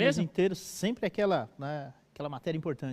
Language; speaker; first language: Portuguese; native; Portuguese